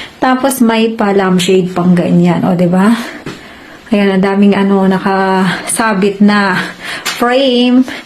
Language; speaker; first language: Filipino; native; Filipino